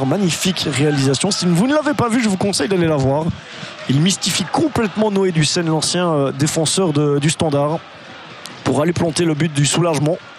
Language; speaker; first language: French; native; French